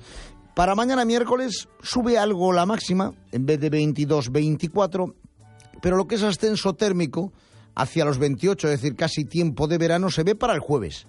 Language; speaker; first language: Spanish; native; Spanish